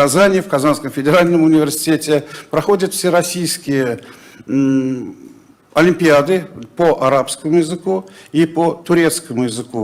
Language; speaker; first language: Russian; native; Russian